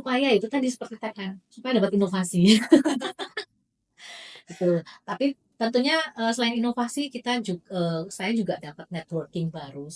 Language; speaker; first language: Indonesian; native; Indonesian